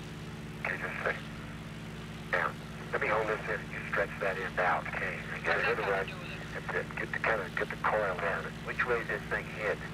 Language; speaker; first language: English; native; English